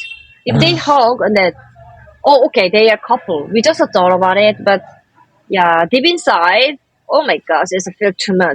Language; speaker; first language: English; non-native, learner; Korean